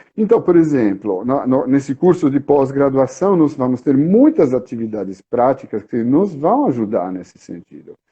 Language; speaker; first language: Portuguese; non-native, fluent; Italian